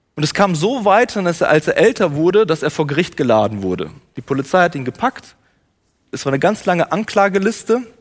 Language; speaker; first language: German; native; German